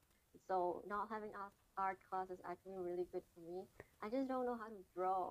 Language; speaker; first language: English; non-native, local second language; Cantonese